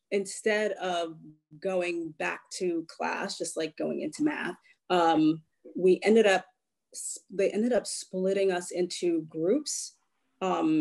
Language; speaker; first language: English; native; English